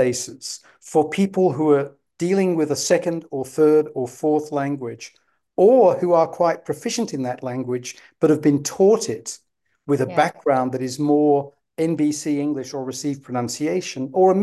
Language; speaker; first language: English; native; English